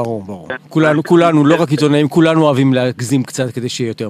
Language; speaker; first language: Hebrew; native; Hebrew